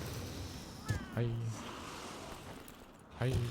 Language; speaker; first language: Japanese; non-native, learner; German